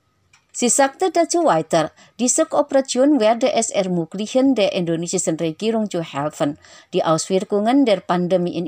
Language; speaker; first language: German; non-native, fluent; Indonesian